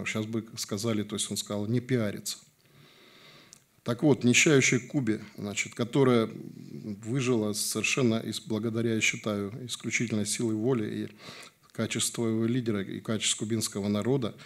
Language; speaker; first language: Russian; native; Russian